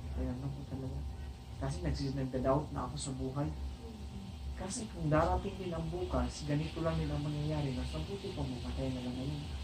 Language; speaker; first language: Filipino; non-native, local second language; Cebuano